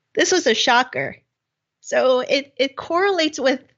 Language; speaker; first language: English; non-native, local second language; Cantonese